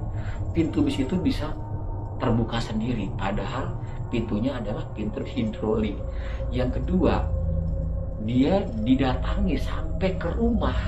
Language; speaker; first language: Indonesian; native; Indonesian